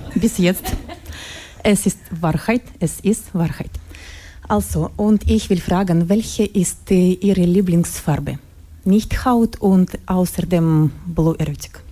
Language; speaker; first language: German; non-native, learner; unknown